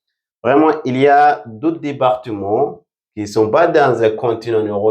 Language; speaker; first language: French; non-native, fluent; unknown